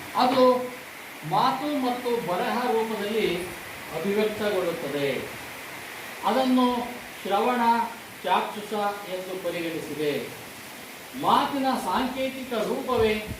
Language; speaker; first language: Kannada; non-native, local second language; Lambadi